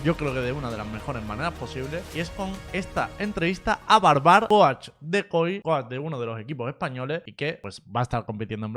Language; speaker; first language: Spanish; native; Spanish